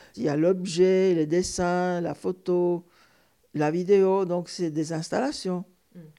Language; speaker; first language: French; non-native, fluent; Turkish